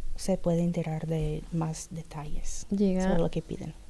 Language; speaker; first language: Spanish; non-native, fluent; English